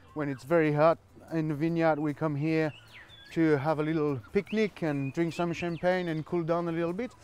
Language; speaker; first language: English; non-native, fluent; French